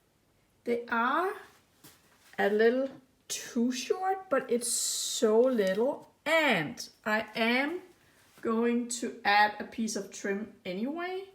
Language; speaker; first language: English; non-native, fluent; Danish